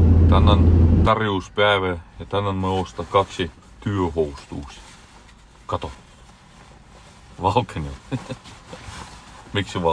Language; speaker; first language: Finnish; non-native, learner; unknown